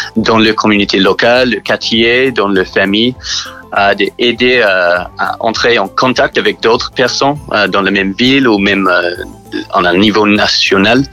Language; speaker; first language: French; non-native, learner; English